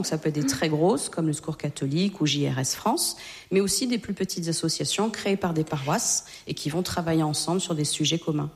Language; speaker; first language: French; native; French